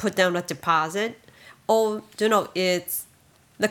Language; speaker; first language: English; non-native, learner; Chinese